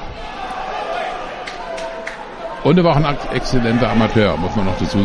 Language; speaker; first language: German; native; German